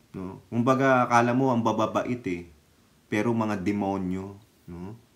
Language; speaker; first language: Filipino; native; Filipino